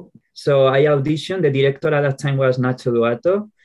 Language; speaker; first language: English; non-native, fluent; Spanish